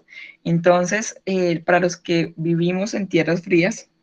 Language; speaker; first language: Spanish; native; Spanish